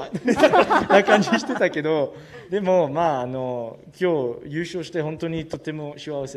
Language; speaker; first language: Japanese; non-native, learner; French